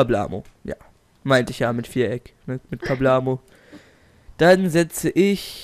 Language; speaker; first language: German; native; German